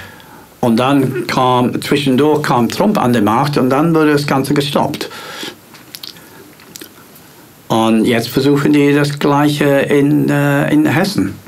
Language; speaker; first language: German; non-native, fluent; English